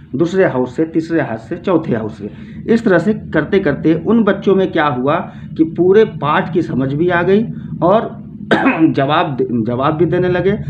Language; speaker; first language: Hindi; native; Hindi